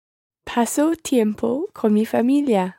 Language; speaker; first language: Spanish; non-native, learner; English